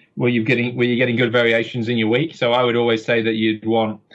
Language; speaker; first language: English; native; English